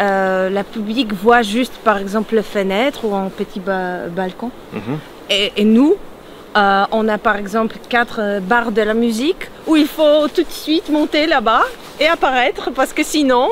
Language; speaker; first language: French; non-native, fluent; Polish